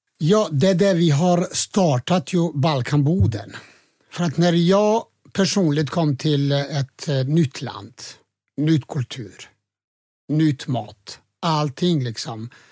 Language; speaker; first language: Swedish; non-native, fluent; Albanian